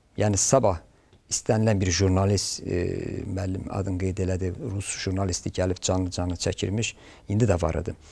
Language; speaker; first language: Azerbaijani; native; Azerbaijani